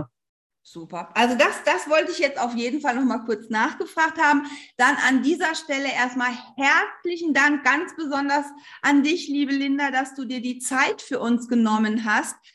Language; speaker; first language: German; native; German